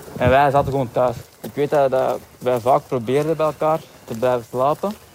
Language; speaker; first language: Dutch; native; Dutch